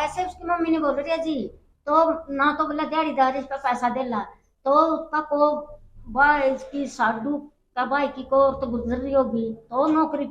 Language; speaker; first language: Hindi; non-native, local second language; Haryanvi